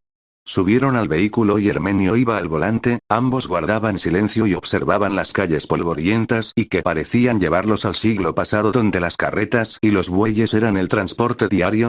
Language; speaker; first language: Spanish; native; Spanish